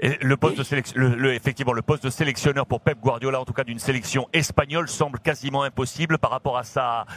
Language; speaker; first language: French; native; French